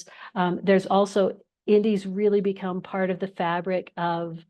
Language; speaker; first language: English; native; English